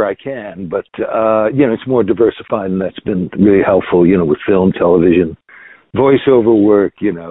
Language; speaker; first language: English; native; English